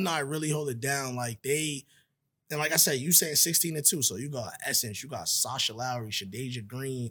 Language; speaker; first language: English; native; English